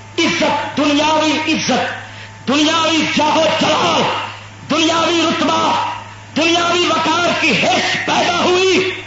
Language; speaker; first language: Urdu; non-native, local second language; Punjabi